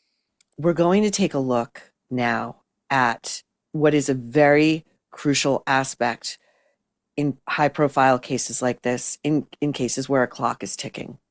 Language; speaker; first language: English; native; English